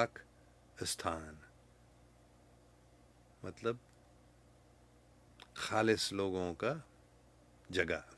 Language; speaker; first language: Hindi; non-native, fluent; English